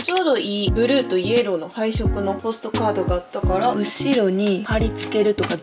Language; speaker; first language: Japanese; native; Japanese